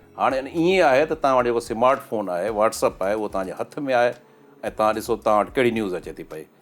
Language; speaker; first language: Sindhi; native; Sindhi